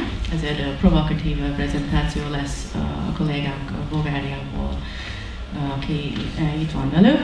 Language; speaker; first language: Hungarian; non-native, learner; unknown